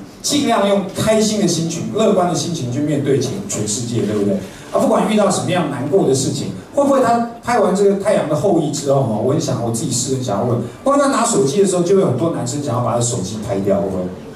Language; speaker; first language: Chinese; native; Chinese